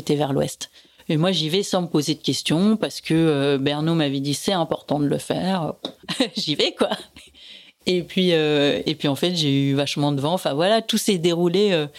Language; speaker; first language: French; native; French